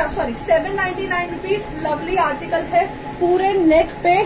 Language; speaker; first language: Hindi; native; Hindi